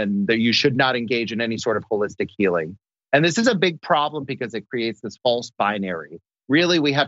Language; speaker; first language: English; native; English